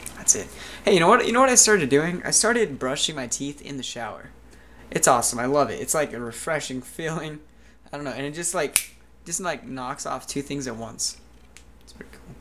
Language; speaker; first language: English; native; English